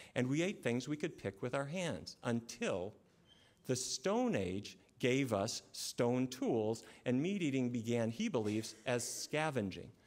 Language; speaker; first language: English; native; English